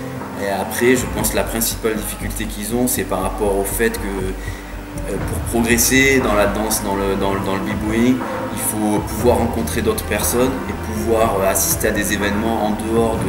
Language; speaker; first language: French; native; French